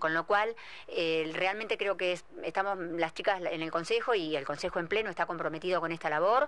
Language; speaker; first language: Spanish; native; Spanish